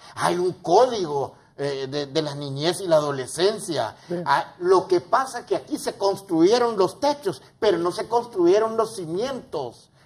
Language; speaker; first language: Spanish; native; Spanish